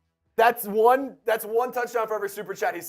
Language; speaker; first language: English; native; English